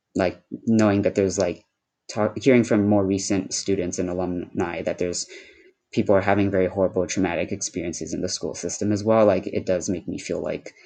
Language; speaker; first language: English; early bilingual, other home language; Wu Chinese